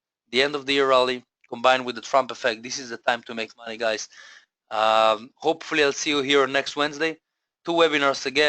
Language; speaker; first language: English; non-native, fluent; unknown